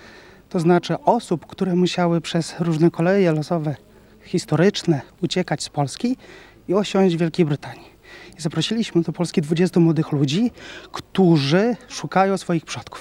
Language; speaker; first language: Polish; native; Polish